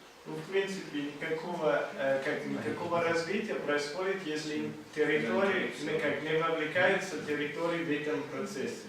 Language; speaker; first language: Russian; non-native, fluent; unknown